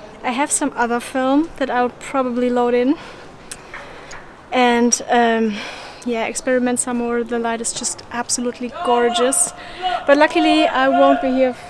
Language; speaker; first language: English; non-native, fluent; German